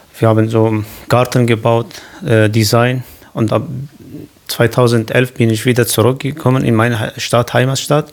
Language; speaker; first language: German; non-native, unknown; Kurdish